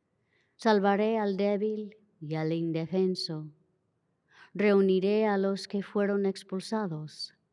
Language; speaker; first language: Spanish; native; Spanish